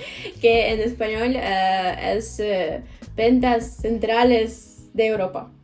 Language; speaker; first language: Spanish; non-native, fluent; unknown